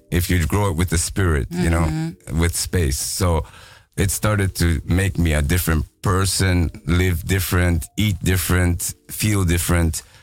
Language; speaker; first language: English; non-native, fluent; Japanese